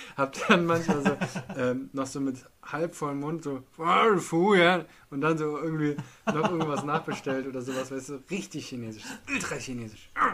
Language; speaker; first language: German; native; German